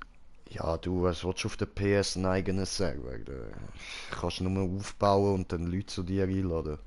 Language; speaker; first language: German; native; German